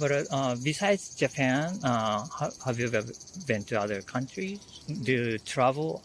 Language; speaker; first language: English; non-native, fluent; Japanese